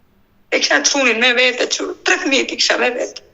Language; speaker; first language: Albanian; native; Albanian